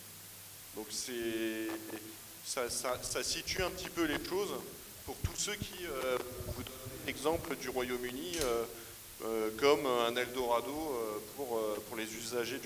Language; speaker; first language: French; native; French